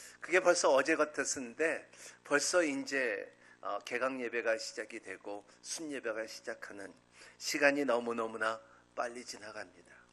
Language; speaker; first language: Korean; native; Korean